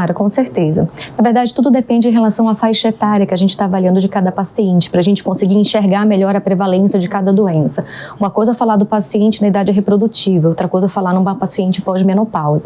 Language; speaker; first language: Portuguese; native; Portuguese